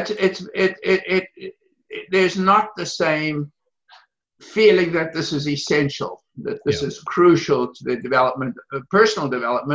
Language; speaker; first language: English; native; English